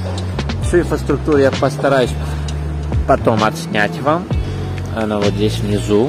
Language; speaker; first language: Russian; non-native, fluent; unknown